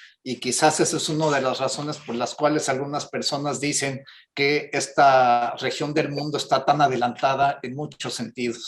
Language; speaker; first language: Spanish; native; Spanish